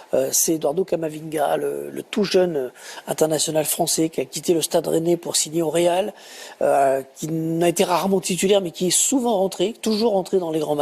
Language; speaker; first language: French; native; French